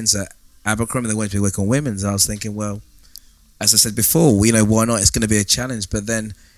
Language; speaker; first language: English; native; English